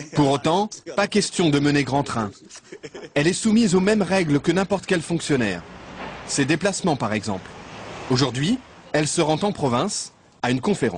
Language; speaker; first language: French; native; French